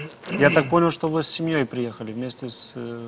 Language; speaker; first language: Russian; non-native, local second language; Romanian